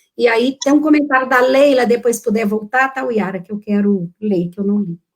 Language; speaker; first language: Portuguese; native; Portuguese